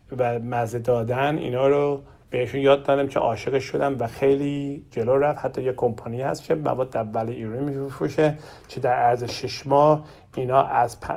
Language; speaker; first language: Persian; non-native, learner; Turkish